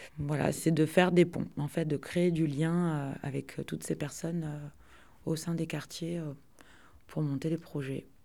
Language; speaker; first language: French; native; French